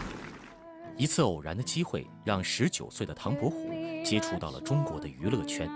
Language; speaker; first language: Chinese; native; Chinese